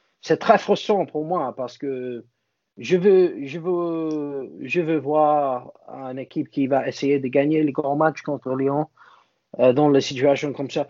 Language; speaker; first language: French; non-native, fluent; English